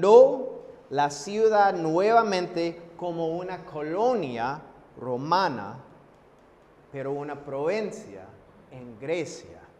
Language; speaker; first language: Spanish; non-native, fluent; English